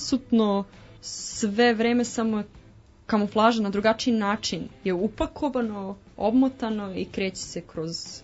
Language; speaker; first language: Serbian; native; Serbian